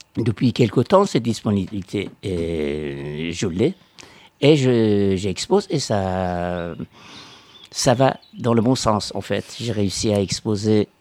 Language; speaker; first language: French; non-native, fluent; Persian